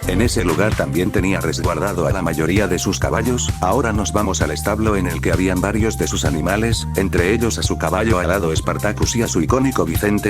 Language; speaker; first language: Spanish; native; Spanish